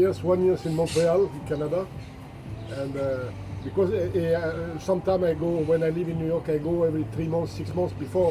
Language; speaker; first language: English; non-native, learner; French